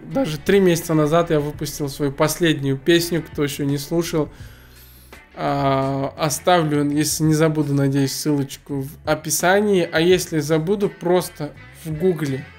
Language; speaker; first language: Russian; early bilingual, other home language; Azerbaijani